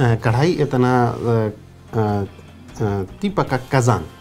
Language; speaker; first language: Russian; non-native, fluent; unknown